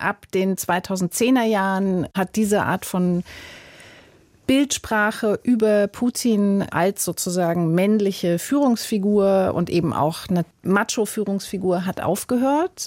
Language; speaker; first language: German; native; German